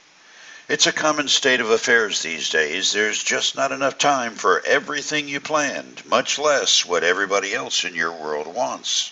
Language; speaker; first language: English; native; English